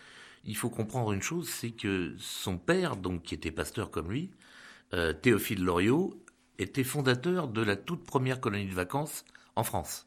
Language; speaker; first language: French; native; French